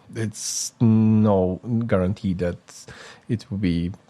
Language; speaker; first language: English; non-native, fluent; Bulgarian